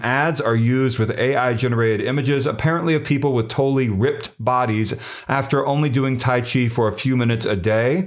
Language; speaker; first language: English; native; English